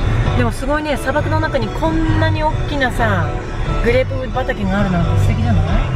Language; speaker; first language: Japanese; native; Japanese